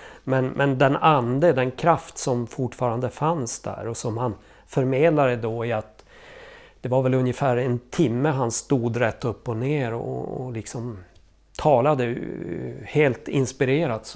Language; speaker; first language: Swedish; native; Swedish